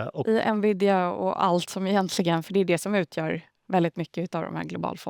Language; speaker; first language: Swedish; native; Swedish